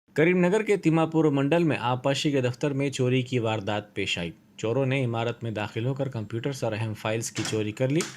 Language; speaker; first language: Urdu; native; Urdu